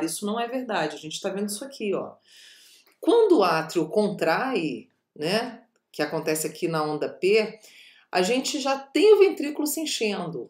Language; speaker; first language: Portuguese; native; Portuguese